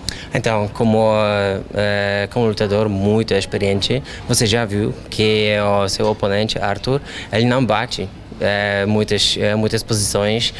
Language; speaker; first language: Portuguese; non-native, fluent; Polish